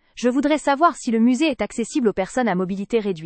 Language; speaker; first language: French; native; French